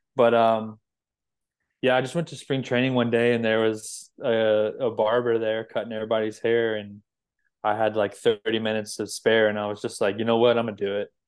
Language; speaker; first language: English; native; English